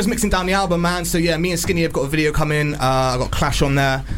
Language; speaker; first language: English; native; English